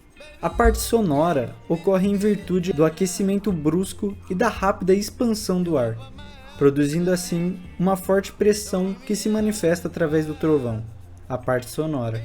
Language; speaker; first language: Portuguese; native; Portuguese